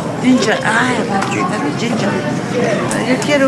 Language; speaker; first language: Spanish; non-native, learner; French